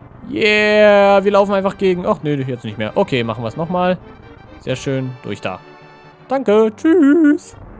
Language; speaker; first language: German; native; German